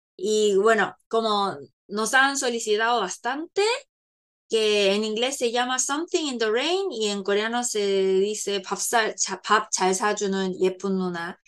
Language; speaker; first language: Spanish; non-native, fluent; Korean